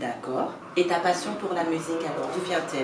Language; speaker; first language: French; native; French